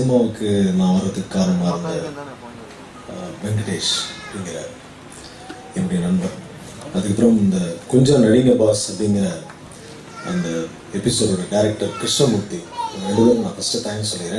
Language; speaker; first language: Tamil; native; Tamil